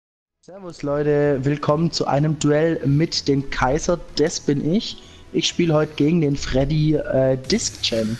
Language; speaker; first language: German; native; German